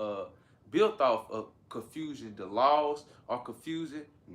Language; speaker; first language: English; native; English